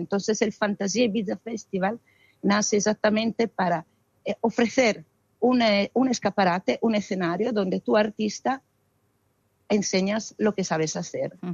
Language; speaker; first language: Spanish; non-native, fluent; Italian